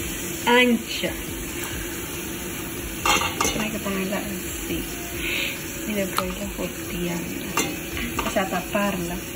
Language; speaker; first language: Spanish; early bilingual, heritage; Spanish